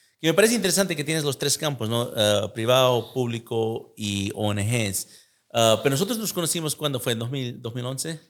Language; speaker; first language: Spanish; early bilingual, heritage; Spanish